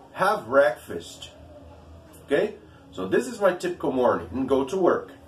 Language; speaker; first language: English; non-native, fluent; Portuguese